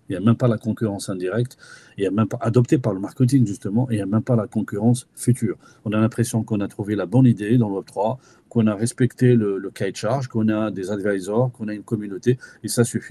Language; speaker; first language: French; native; French